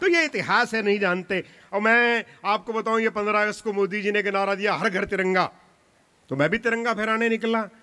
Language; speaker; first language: Hindi; non-native, local second language; Punjabi